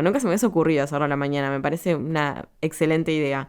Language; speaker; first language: Spanish; native; Spanish